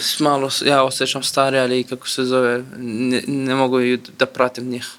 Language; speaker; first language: Serbian; non-native, learner; Kurdish